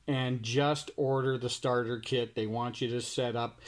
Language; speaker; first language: English; native; English